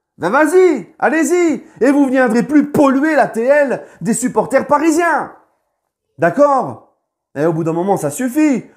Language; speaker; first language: French; native; French